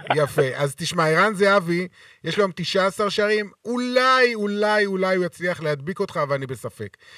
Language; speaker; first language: Hebrew; native; Hebrew